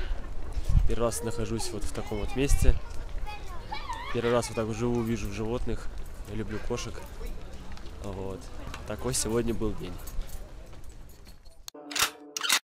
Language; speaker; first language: Russian; native; Russian